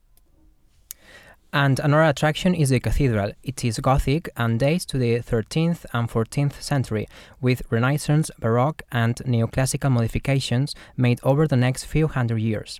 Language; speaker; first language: English; non-native, fluent; Spanish